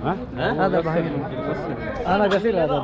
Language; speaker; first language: Arabic; non-native, learner; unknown